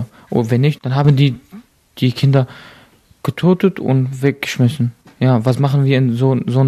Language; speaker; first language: German; non-native, learner; Arabic